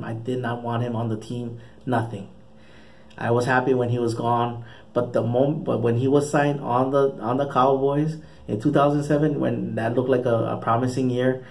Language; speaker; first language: English; native; English